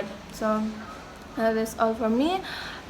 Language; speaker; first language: English; non-native, learner; Indonesian